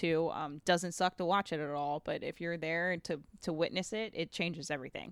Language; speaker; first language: English; native; English